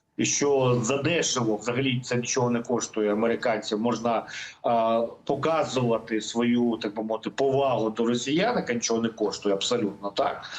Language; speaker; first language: Ukrainian; non-native, local second language; Russian